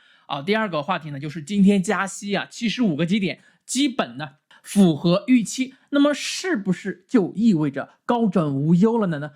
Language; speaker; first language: Chinese; native; Chinese